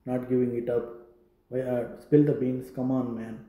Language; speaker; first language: English; non-native, local second language; Telugu